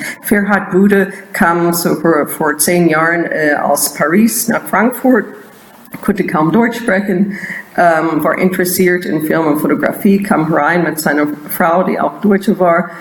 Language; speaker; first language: German; non-native, fluent; English